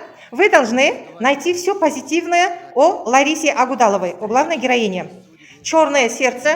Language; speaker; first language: Russian; non-native, local second language; Kazakh